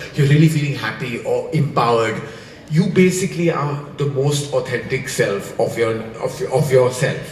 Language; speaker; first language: English; non-native, local second language; Hindi